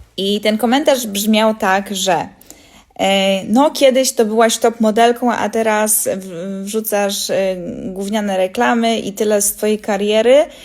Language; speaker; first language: Polish; early bilingual, heritage; Polish